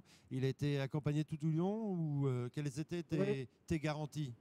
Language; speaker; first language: French; native; French